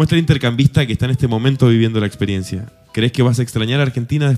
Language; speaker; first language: Spanish; native; Spanish